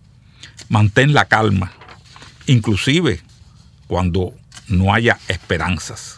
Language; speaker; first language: Spanish; native; Spanish